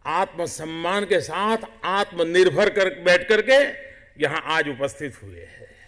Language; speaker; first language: Hindi; non-native, local second language; Gujarati